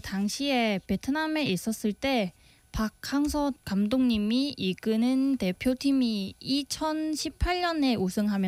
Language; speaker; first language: Korean; non-native, fluent; Vietnamese